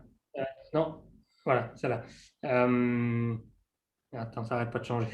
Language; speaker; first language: French; native; French